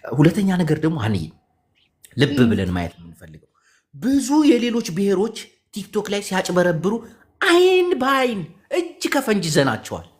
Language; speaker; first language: Amharic; native; Amharic